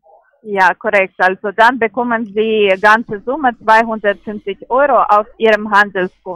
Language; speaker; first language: German; non-native, learner; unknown